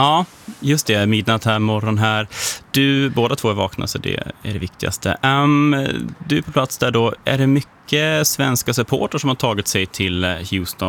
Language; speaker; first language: Swedish; native; Swedish